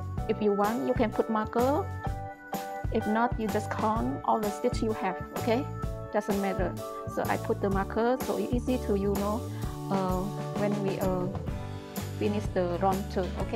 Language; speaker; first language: English; non-native, learner; Indonesian